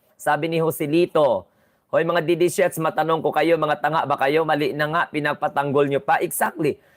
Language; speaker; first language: Filipino; non-native, local second language; Cebuano